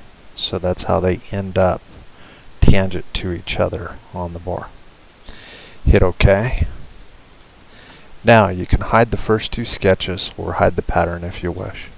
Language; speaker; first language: English; native; English